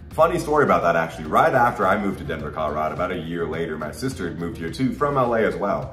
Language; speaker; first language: English; native; English